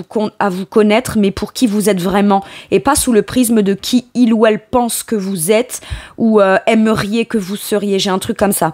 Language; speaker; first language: French; native; French